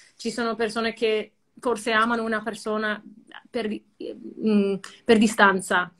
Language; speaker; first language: Italian; non-native, fluent; English